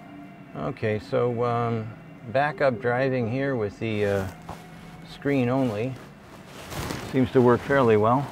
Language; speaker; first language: English; native; English